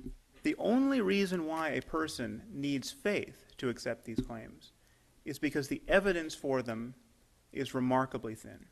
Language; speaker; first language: English; native; English